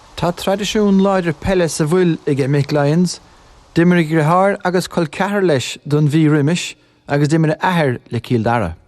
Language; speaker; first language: Irish; native; Irish